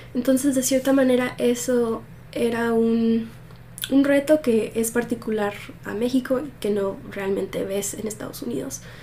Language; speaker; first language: Spanish; early bilingual, heritage; Spanish